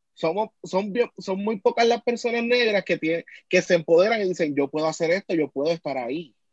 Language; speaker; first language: Spanish; native; Spanish